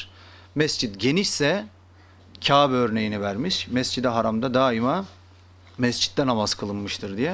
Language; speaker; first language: Turkish; native; Turkish